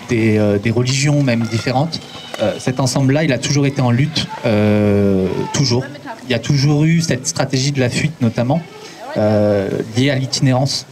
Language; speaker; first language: French; native; French